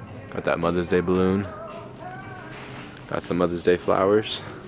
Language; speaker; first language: English; native; English